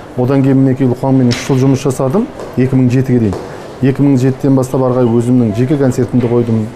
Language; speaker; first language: Kazakh; native; Kazakh